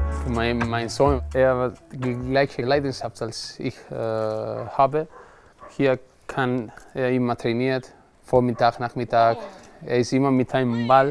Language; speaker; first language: German; non-native, learner; Spanish